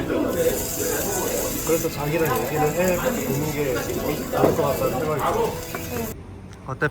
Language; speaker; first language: Korean; native; Korean